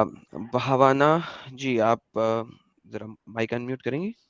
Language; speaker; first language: Hindi; native; Hindi